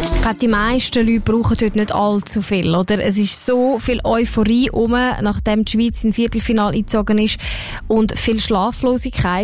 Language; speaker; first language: German; native; German